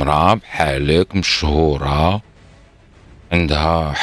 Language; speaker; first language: Arabic; native; Arabic